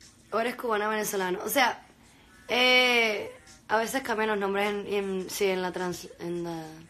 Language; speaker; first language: Spanish; early bilingual, heritage; Spanish